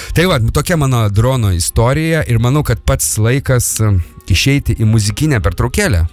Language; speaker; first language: Lithuanian; native; Lithuanian